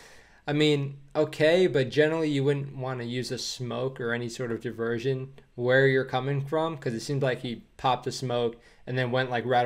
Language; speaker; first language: English; native; English